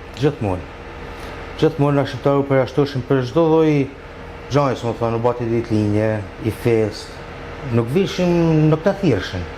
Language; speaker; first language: Albanian; early bilingual, heritage; Albanian